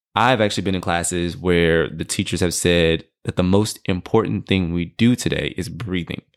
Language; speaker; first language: English; native; English